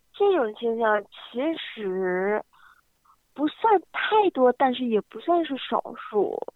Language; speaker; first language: Chinese; native; Chinese